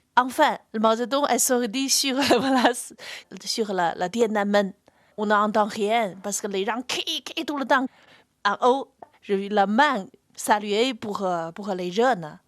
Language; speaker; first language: French; non-native, fluent; Chinese